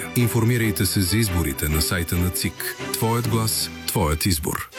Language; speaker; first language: Bulgarian; native; Bulgarian